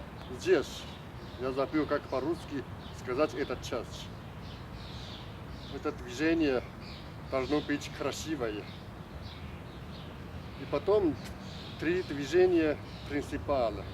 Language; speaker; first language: Russian; non-native, learner; Chinese